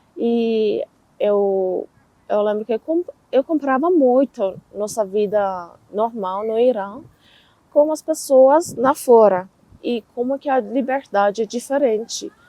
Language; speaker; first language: Portuguese; non-native, fluent; Persian